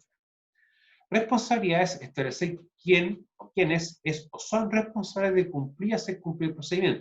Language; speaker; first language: Spanish; native; Spanish